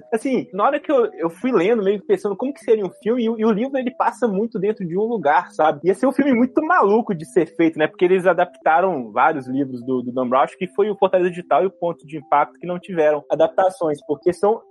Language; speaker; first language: Portuguese; native; Portuguese